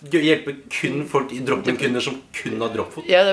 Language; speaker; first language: Norwegian; native; Norwegian